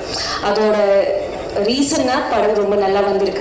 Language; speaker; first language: Tamil; non-native, fluent; Malayalam